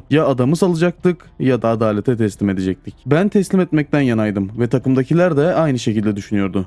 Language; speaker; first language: Turkish; native; Turkish